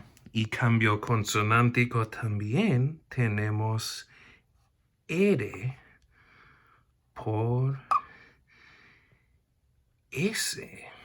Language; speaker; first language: Spanish; non-native, fluent; English